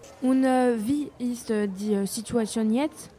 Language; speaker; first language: German; non-native, learner; French